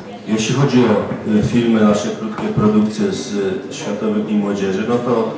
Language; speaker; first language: Polish; native; Polish